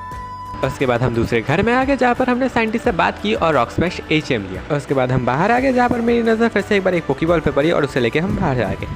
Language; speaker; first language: Hindi; native; Hindi